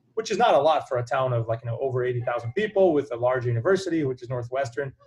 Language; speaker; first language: English; non-native, fluent; Portuguese